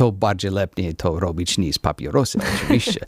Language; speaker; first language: Polish; non-native, learner; English